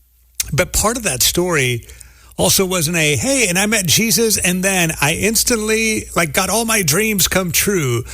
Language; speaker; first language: English; native; English